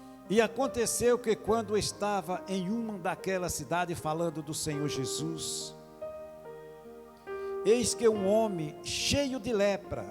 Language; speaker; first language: Portuguese; native; Portuguese